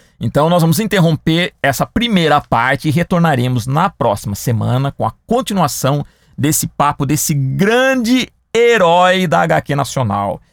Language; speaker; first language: Portuguese; native; Portuguese